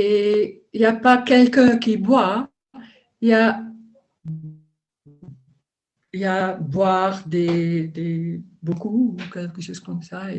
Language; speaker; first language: French; non-native, learner; Dutch